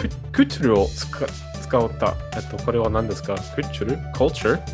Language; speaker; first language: Japanese; non-native, learner; German